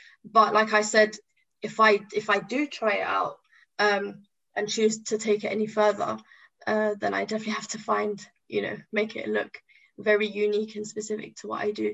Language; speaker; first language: English; native; English